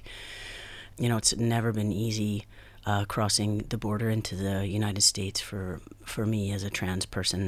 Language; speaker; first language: English; native; English